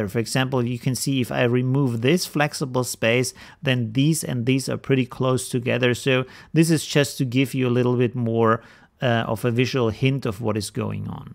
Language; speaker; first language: English; non-native, fluent; German